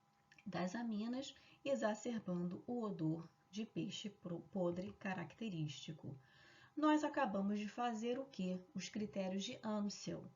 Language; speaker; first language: Portuguese; native; Portuguese